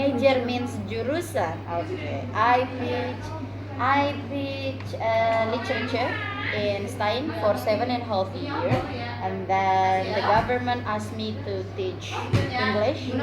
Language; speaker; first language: English; non-native, fluent; Indonesian